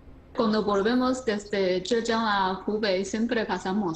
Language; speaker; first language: Spanish; non-native, fluent; Chinese